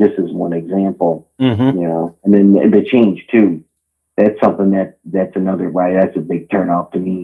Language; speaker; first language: English; native; English